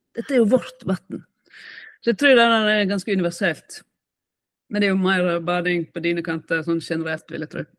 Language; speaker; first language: Norwegian; native; Norwegian